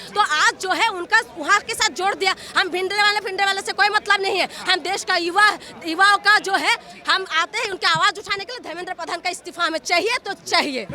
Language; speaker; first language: Hindi; non-native, local second language; Assamese